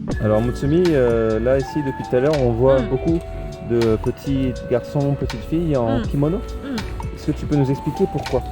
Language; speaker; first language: French; native; French